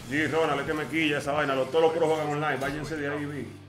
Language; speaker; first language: Spanish; native; Spanish